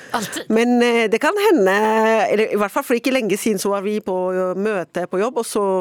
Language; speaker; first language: Norwegian; non-native, fluent; Arabic